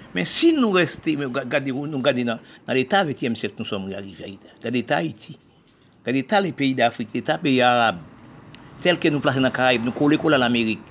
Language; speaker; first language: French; non-native, local second language; Haitian Creole